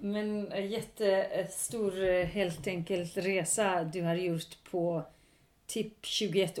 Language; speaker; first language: Swedish; non-native, local second language; Kurdish